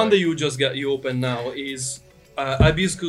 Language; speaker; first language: English; non-native, fluent; Italian